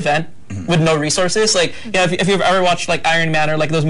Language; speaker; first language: English; non-native, local second language; Hiligaynon